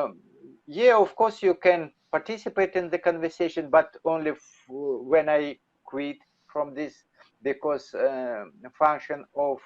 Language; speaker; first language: English; non-native, learner; Russian